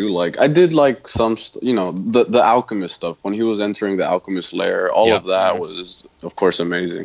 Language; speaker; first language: English; non-native, fluent; Spanish